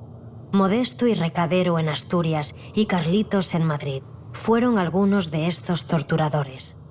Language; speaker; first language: Spanish; native; Spanish